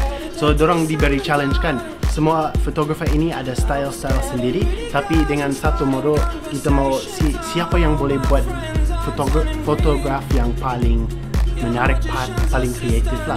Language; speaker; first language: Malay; non-native, fluent; English